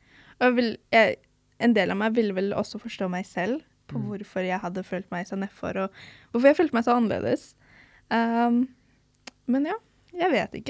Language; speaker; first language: Norwegian; early bilingual, other home language; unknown